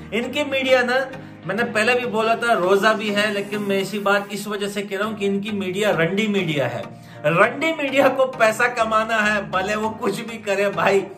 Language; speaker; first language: Hindi; native; Hindi